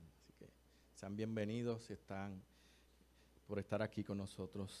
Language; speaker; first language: Spanish; native; Spanish